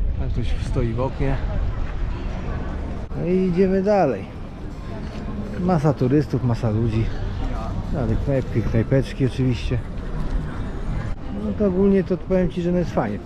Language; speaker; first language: Polish; native; Polish